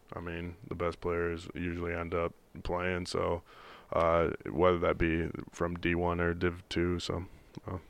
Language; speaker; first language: English; native; English